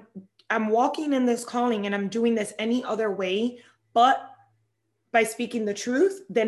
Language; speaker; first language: English; non-native, fluent; Spanish